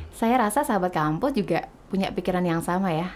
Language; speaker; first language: Indonesian; native; Indonesian